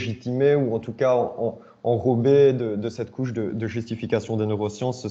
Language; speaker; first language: French; native; French